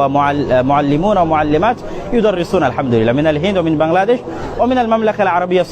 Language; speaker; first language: Arabic; non-native, fluent; Bangla